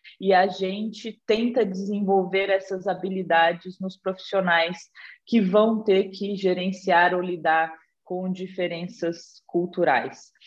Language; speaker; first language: Portuguese; native; Portuguese